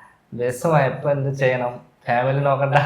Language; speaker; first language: Malayalam; non-native, learner; Bangla